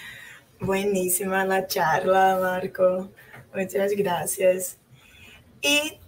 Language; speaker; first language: Spanish; non-native, fluent; Portuguese